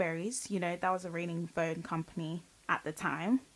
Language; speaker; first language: English; non-native, local second language; Yoruba